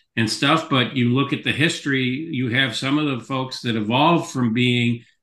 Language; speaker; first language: English; native; English